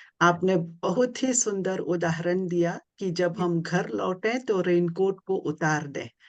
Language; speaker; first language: Hindi; early bilingual, heritage; Hindi